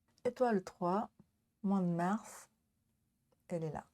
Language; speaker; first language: French; non-native, learner; Japanese